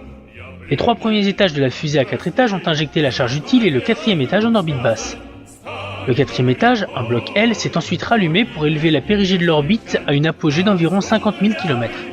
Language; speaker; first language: French; native; French